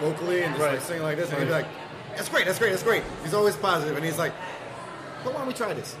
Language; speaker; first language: English; native; English